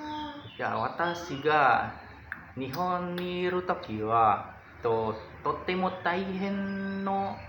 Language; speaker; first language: Japanese; non-native, learner; Indonesian